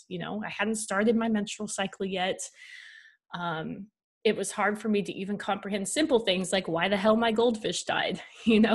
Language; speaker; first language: English; native; English